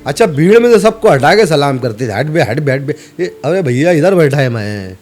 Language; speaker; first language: Hindi; non-native, local second language; Urdu